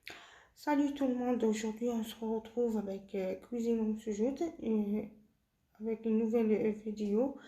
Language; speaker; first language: French; non-native, local second language; Arabic